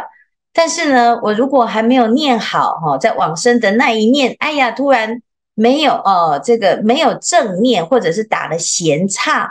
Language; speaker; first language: Chinese; native; Chinese